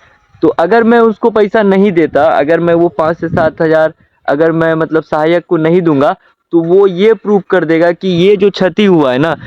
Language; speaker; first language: Hindi; native; Hindi